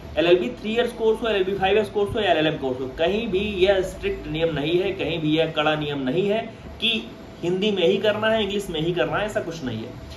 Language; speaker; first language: Hindi; native; Hindi